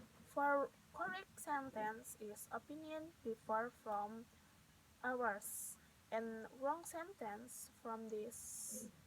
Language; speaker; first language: English; non-native, learner; Indonesian